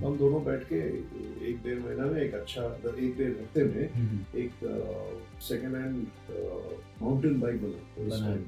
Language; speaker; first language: Hindi; non-native, local second language; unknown